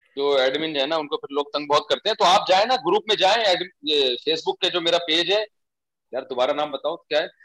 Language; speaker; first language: Urdu; native; Urdu